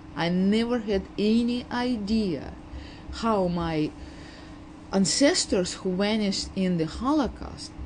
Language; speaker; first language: English; non-native, fluent; Uzbek